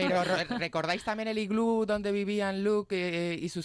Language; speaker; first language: Spanish; native; Spanish